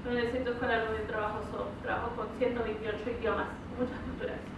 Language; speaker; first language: Spanish; early bilingual, other home language; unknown